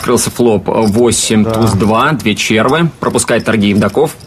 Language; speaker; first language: Russian; native; Russian